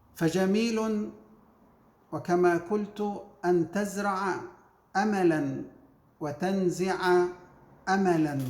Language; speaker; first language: Arabic; native; Arabic